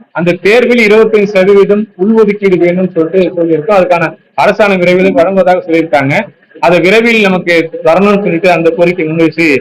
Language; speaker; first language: Tamil; native; Tamil